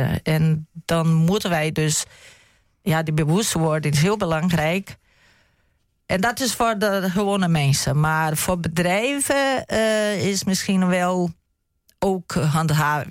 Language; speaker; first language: Dutch; non-native, fluent; Portuguese